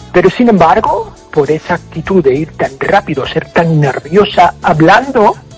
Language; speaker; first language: Spanish; non-native, fluent; English